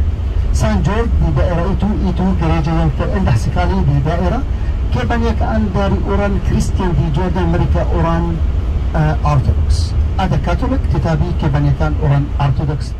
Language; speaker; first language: Indonesian; non-native, learner; Arabic